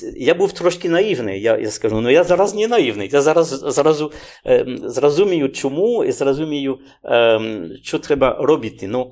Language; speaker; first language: Ukrainian; non-native, learner; French